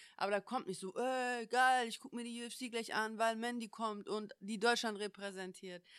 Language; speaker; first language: German; native; German